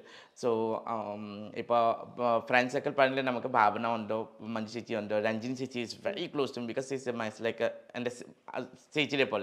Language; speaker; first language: Malayalam; non-native, local second language; Assamese